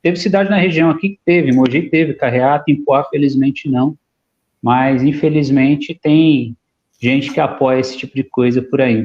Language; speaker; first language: Portuguese; native; Portuguese